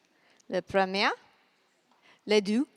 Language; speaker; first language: French; non-native, learner; English